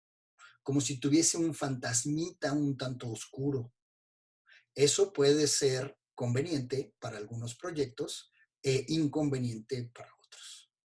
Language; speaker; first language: Spanish; native; Spanish